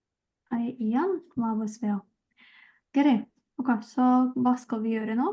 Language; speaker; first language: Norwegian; non-native, fluent; Lithuanian